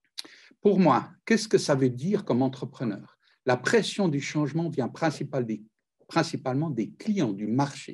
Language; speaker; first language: French; native; French